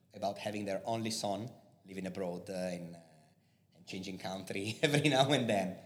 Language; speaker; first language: English; non-native, fluent; Italian